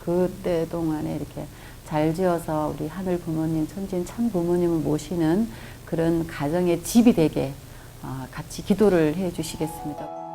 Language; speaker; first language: Korean; native; Korean